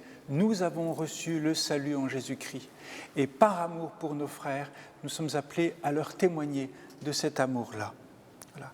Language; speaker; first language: French; native; French